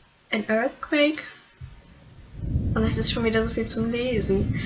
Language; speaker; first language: German; native; German